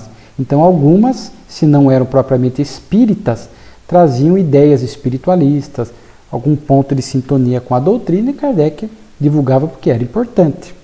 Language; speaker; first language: Portuguese; native; Portuguese